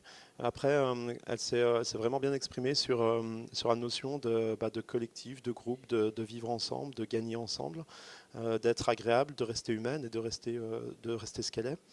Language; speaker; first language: French; native; French